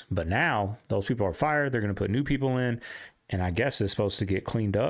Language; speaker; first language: English; native; English